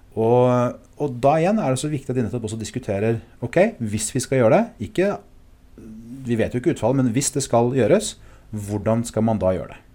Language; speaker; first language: Norwegian; early bilingual, other home language; English